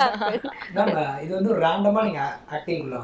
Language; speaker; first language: Tamil; native; Tamil